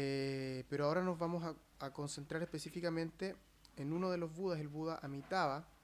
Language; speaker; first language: Spanish; native; Spanish